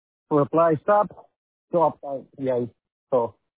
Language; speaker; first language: English; early bilingual, other home language; Spanish